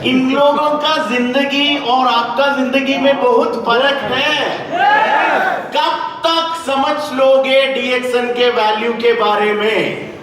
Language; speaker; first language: Hindi; non-native, learner; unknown